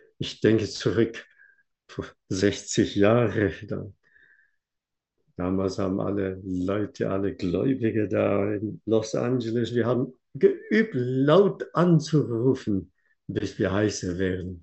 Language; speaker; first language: German; non-native, fluent; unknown